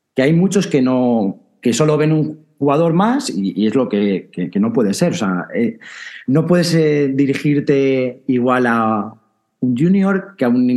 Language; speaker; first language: Spanish; native; Spanish